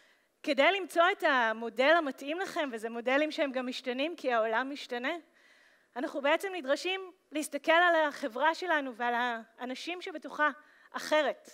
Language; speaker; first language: Hebrew; native; Hebrew